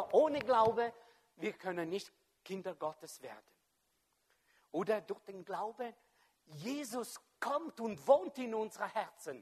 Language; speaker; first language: German; non-native, fluent; French